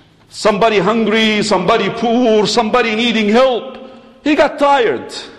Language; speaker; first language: English; non-native, fluent; Arabic